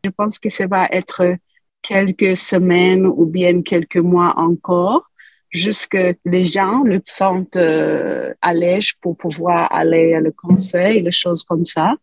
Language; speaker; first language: French; non-native, fluent; English